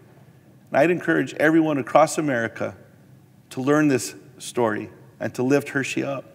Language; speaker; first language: English; native; English